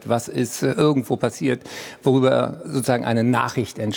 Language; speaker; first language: German; native; German